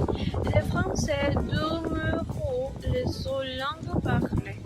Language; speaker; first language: French; non-native, learner; Spanish